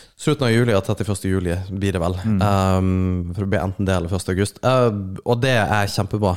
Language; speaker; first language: Norwegian; native; Norwegian